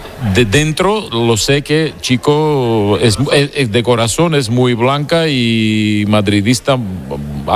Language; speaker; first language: Spanish; non-native, fluent; Georgian